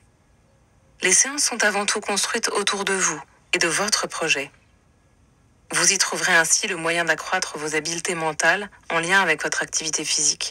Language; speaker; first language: French; native; French